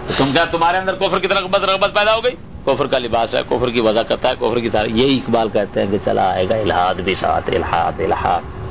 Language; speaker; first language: Urdu; non-native, local second language; Punjabi